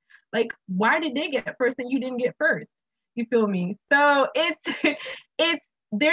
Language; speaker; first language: English; non-native, local second language; Akan